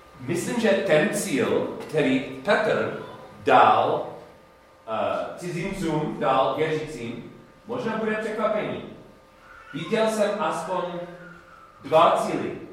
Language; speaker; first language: Czech; non-native, learner; English